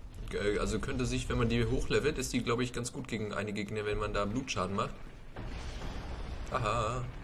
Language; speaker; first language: German; native; German